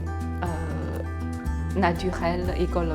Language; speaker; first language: French; non-native, fluent; Chinese